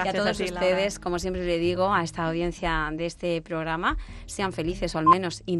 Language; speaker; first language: Spanish; native; Spanish